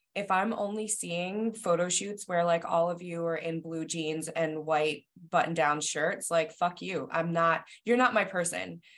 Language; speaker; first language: English; native; English